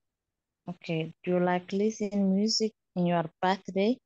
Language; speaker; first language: English; non-native, learner; Somali